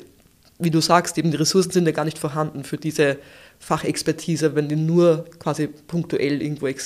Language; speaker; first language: German; native; German